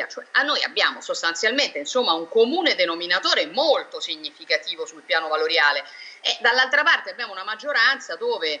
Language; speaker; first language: Italian; native; Italian